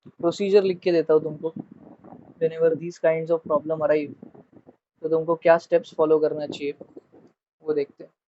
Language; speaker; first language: Hindi; non-native, local second language; Marathi